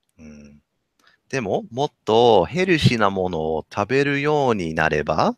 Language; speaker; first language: Japanese; non-native, learner; English